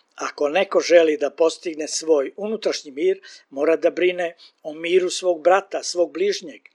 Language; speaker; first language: Serbian; native; Serbian